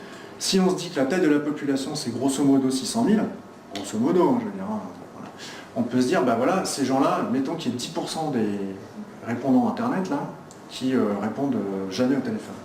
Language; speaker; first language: French; native; French